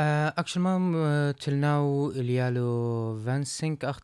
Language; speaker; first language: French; non-native, learner; Arabic